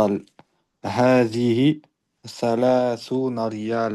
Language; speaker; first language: Arabic; non-native, learner; French